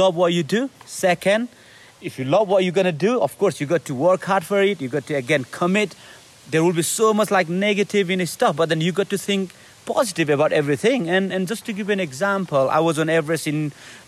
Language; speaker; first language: English; non-native, local second language; Nepali